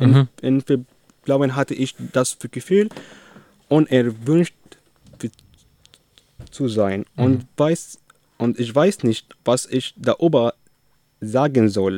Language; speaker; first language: German; non-native, learner; Arabic